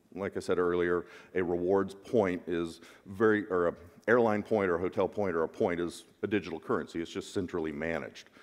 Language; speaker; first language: English; native; English